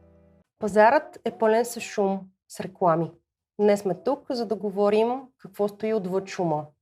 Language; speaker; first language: Bulgarian; native; Bulgarian